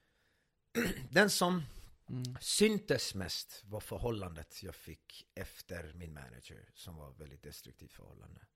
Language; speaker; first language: Swedish; native; Swedish